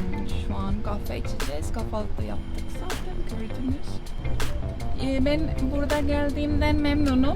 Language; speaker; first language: Turkish; non-native, learner; Estonian